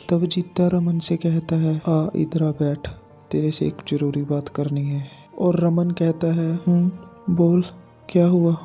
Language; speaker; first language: Hindi; non-native, local second language; Punjabi